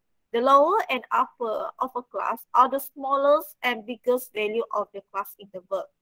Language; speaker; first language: English; non-native, local second language; Malay